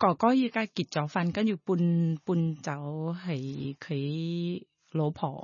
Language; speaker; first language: Cantonese; non-native, learner; Thai